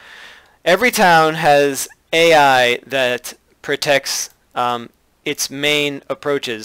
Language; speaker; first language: English; native; English